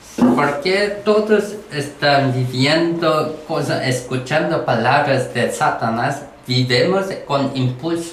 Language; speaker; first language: Spanish; non-native, learner; Korean